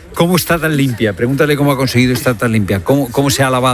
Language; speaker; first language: Spanish; native; Spanish